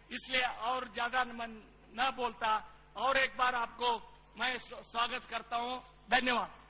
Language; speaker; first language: Hindi; non-native, local second language; Kannada